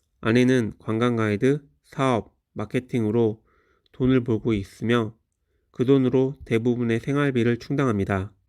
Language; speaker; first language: Korean; native; Korean